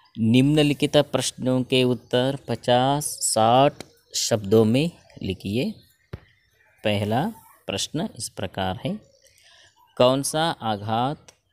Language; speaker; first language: Hindi; non-native, local second language; Kannada